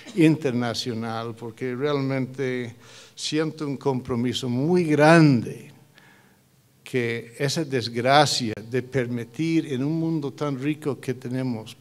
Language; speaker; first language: Spanish; non-native, fluent; English